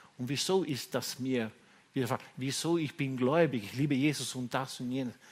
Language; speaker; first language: German; non-native, fluent; Italian